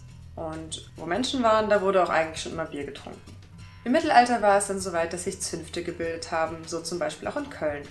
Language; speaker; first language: German; native; German